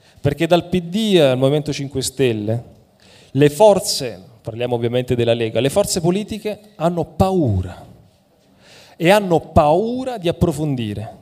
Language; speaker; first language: Italian; native; Italian